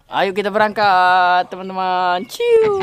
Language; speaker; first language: Indonesian; native; Indonesian